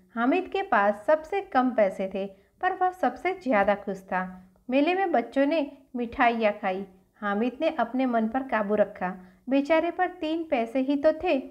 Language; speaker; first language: Hindi; non-native, local second language; Gujarati